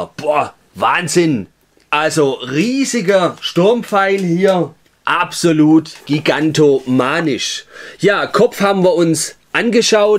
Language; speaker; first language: German; native; German